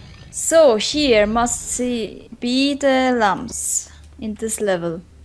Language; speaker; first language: English; non-native, learner; German